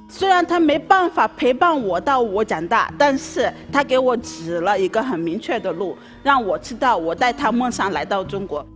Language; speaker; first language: Chinese; non-native, fluent; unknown